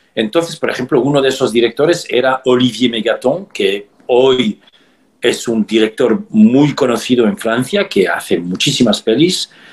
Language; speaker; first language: Spanish; early bilingual, heritage; Spanish